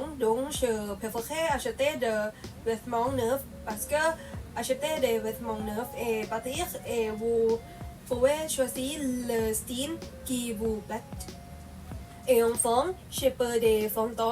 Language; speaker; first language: French; non-native, learner; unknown